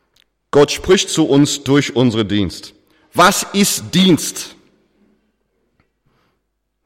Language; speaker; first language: German; non-native, fluent; English